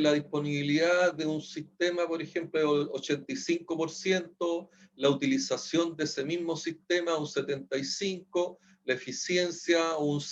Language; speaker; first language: Spanish; native; Spanish